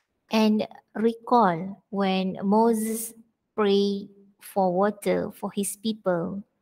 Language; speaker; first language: English; non-native, local second language; Malay